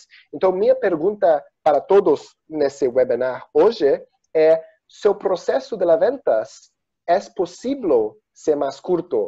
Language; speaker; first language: Spanish; non-native, learner; Portuguese